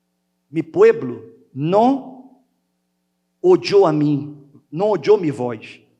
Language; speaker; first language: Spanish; non-native, learner; Portuguese